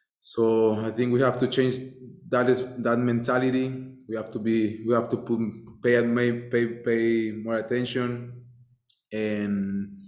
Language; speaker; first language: English; non-native, fluent; Spanish